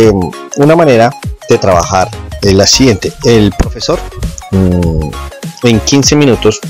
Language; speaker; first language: Spanish; native; Spanish